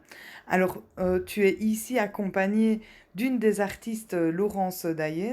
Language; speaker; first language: French; native; French